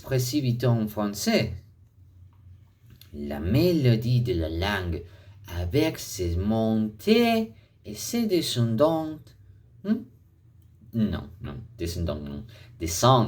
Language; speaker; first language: French; non-native, fluent; Spanish